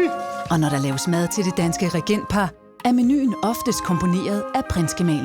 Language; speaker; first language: Danish; native; Danish